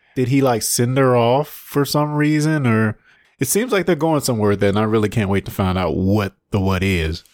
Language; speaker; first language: English; native; English